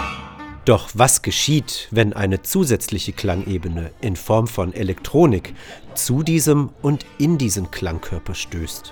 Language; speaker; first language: German; native; German